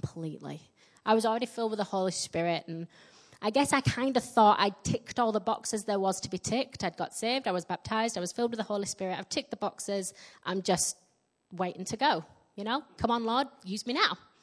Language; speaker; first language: English; native; English